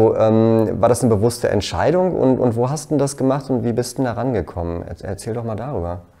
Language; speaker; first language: German; native; German